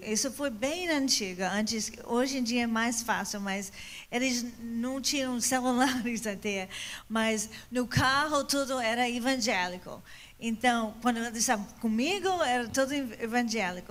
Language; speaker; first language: Portuguese; non-native, fluent; English